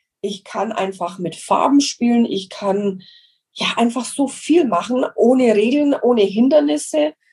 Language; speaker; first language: German; non-native, fluent; English